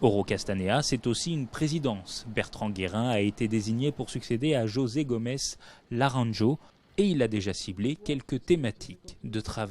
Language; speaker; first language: French; native; French